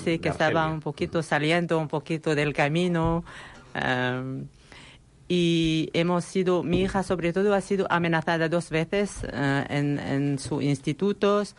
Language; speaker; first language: Spanish; non-native, learner; Arabic